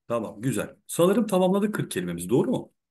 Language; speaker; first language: Turkish; native; Turkish